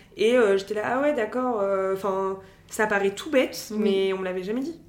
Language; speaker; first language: French; native; French